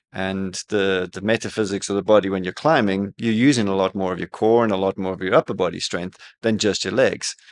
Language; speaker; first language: English; native; English